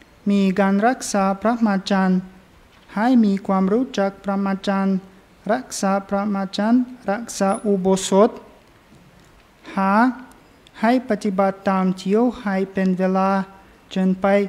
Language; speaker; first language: Thai; non-native, fluent; English